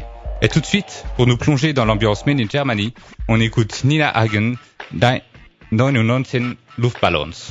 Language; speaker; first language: French; native; French